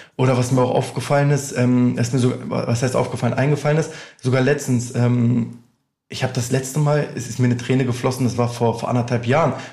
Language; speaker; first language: German; native; German